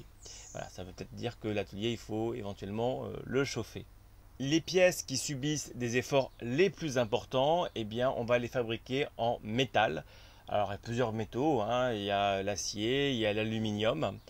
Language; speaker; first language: French; native; French